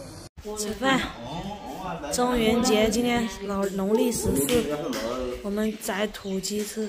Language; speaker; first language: Chinese; native; Chinese